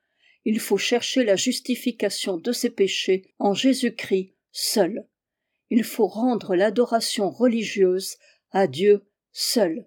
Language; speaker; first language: French; native; French